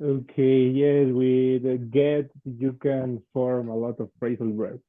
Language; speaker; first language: English; non-native, fluent; Spanish